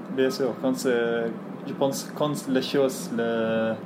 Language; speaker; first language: French; non-native, fluent; Arabic